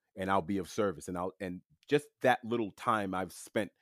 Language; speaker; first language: English; early bilingual, other home language; French